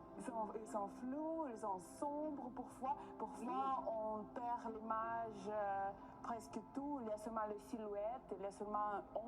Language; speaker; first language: French; non-native, learner; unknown